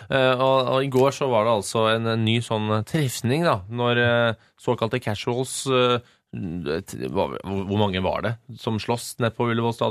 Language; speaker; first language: Norwegian; native; Norwegian